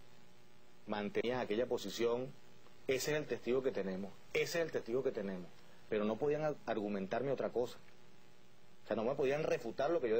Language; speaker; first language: Spanish; native; Spanish